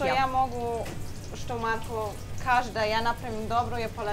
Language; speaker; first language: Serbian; non-native, learner; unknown